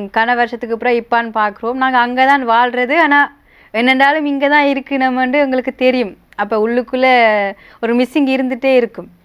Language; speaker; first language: Tamil; early bilingual, heritage; Tamil